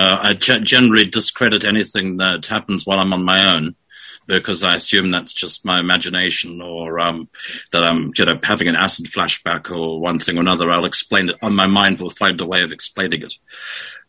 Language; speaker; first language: English; native; English